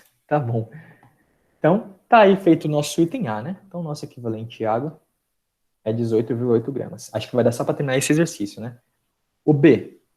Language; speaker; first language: Portuguese; native; Portuguese